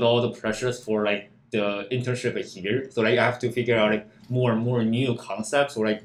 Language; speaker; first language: English; non-native, fluent; Chinese